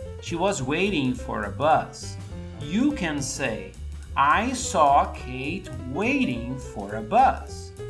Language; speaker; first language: English; non-native, fluent; Portuguese